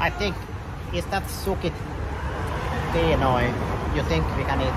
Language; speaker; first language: English; non-native, fluent; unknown